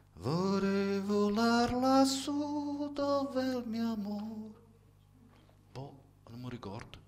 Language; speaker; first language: Italian; early bilingual, other home language; French